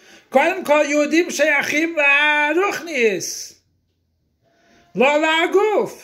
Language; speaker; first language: Hebrew; non-native, fluent; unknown